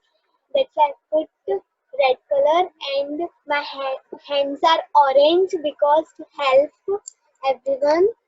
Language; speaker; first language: English; non-native, learner; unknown